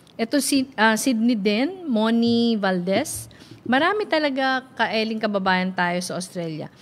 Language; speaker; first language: Filipino; non-native, local second language; Bikol